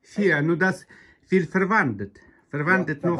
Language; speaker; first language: German; non-native, learner; Russian